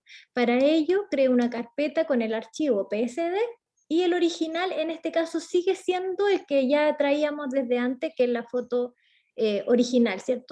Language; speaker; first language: Spanish; native; Spanish